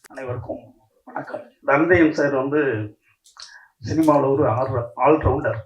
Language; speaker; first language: Tamil; native; Tamil